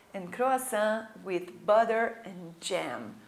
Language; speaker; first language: English; non-native, fluent; Portuguese